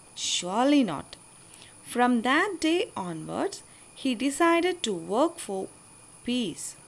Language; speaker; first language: English; non-native, local second language; Malayalam